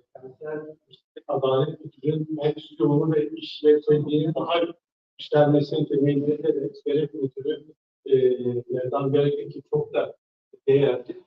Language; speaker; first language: Turkish; non-native, fluent; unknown